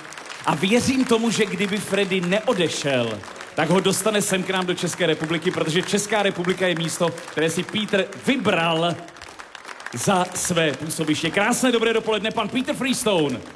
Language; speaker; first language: Czech; native; Czech